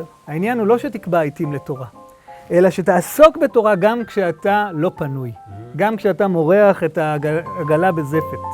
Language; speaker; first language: Hebrew; native; Hebrew